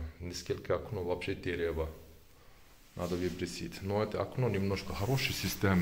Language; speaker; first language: Russian; non-native, learner; Turkish